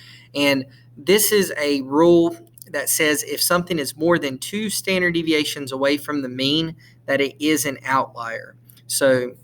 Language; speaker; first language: English; native; English